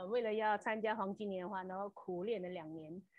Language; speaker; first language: Chinese; native; Chinese